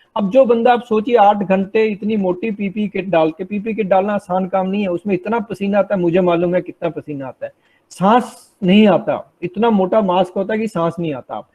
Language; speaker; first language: Hindi; non-native, local second language; Punjabi